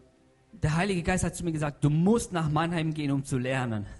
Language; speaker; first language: German; non-native, fluent; Russian